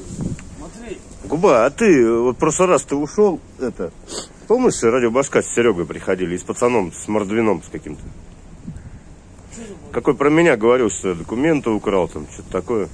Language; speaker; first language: Russian; native; Russian